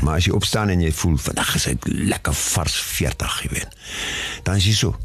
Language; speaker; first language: Afrikaans; non-native, fluent; English